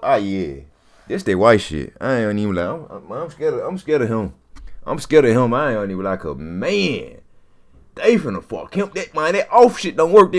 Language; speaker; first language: English; native; English